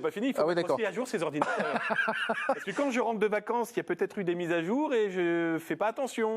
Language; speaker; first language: French; native; French